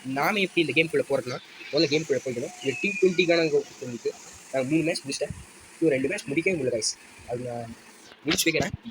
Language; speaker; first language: Tamil; non-native, local second language; Urdu